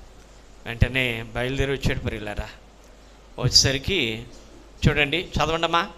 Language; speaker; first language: Telugu; native; Telugu